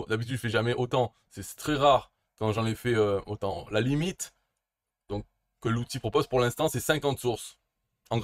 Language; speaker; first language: French; native; French